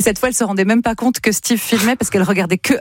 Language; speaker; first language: French; native; French